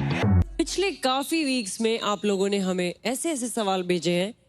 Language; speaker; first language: Hindi; native; Hindi